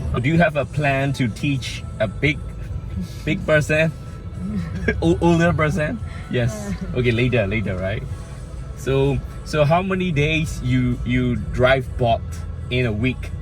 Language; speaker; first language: English; non-native, learner; Burmese